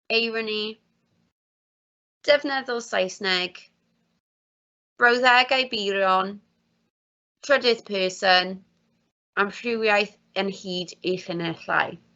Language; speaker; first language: Welsh; non-native, fluent; English